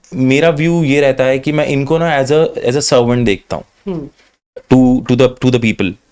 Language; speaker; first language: Hindi; native; Hindi